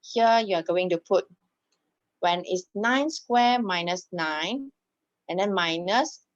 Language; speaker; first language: English; non-native, local second language; Malay